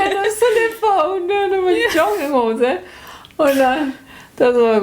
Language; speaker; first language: German; non-native, learner; Korean